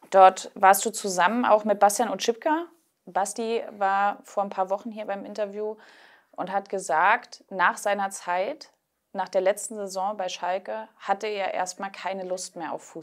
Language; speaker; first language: German; native; German